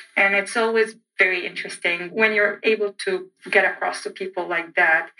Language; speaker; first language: English; non-native, fluent; Arabic